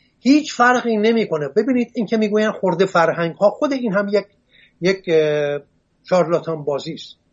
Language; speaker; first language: Persian; non-native, local second language; Assyrian Neo-Aramaic